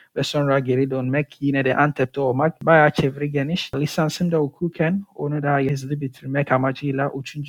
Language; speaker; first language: Turkish; non-native, fluent; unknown